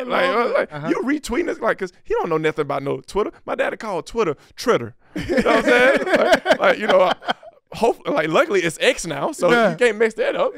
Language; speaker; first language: English; native; English